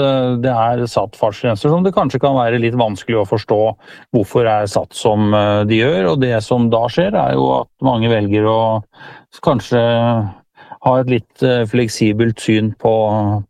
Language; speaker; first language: Norwegian; native; Norwegian